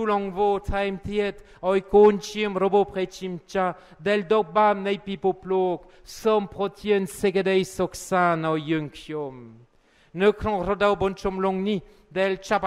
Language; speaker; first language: Khmer; non-native, fluent; French